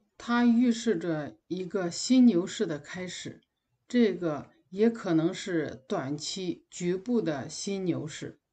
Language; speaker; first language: Chinese; native; Chinese